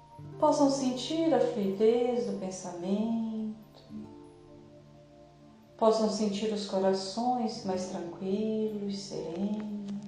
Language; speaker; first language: Portuguese; native; Portuguese